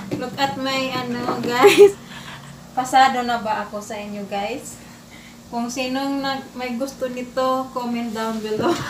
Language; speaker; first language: Filipino; non-native, local second language; Cebuano